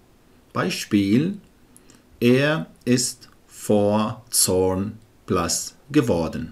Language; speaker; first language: German; non-native, fluent; Arabic